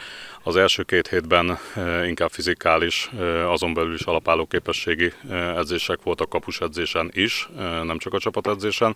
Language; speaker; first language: Hungarian; native; Hungarian